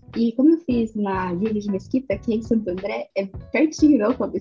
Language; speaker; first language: Portuguese; native; Portuguese